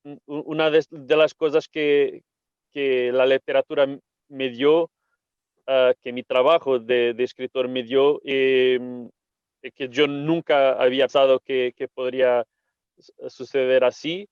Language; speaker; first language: Spanish; non-native, fluent; Portuguese